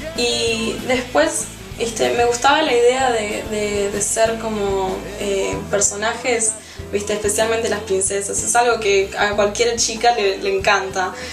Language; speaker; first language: Spanish; native; Spanish